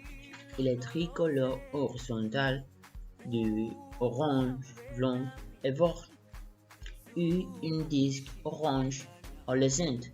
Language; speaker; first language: French; non-native, learner; Spanish